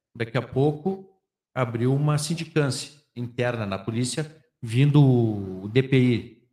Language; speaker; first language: Portuguese; native; Portuguese